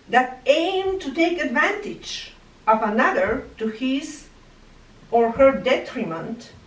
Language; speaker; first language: English; non-native, fluent; Bulgarian